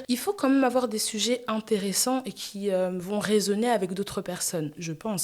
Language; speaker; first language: French; native; French